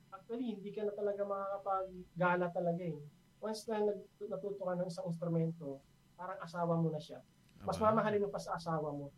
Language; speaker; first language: Filipino; non-native, local second language; Bikol